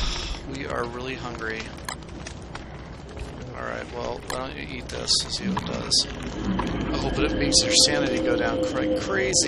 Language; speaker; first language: English; native; English